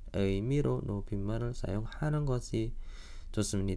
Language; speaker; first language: Korean; non-native, fluent; Indonesian